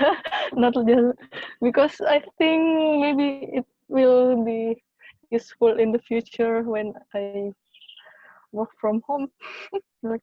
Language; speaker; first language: English; non-native, learner; Indonesian